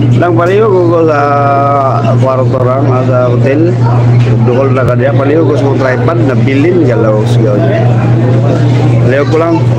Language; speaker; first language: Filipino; non-native, local second language; Cebuano